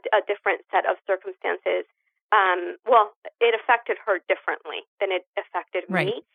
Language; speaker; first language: English; early bilingual, other home language; Spanish